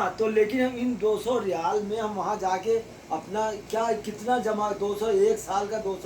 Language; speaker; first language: Hindi; native; Hindi